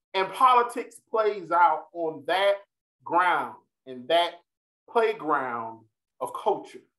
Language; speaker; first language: English; native; English